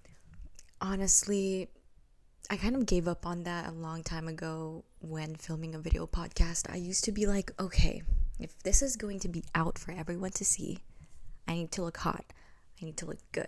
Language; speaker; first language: English; early bilingual, other home language; Filipino